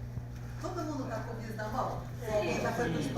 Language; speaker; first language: Portuguese; native; Portuguese